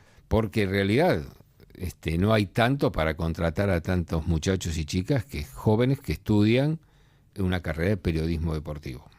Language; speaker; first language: Spanish; native; Spanish